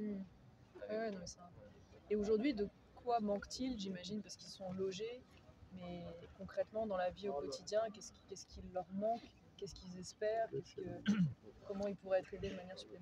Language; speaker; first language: French; native; French